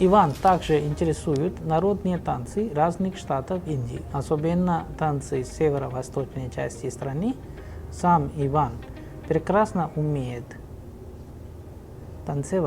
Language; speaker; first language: Russian; non-native, fluent; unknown